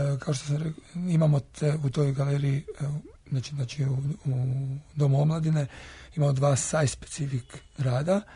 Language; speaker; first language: Croatian; native; Croatian